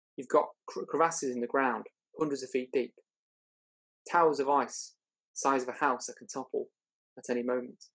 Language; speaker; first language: English; native; English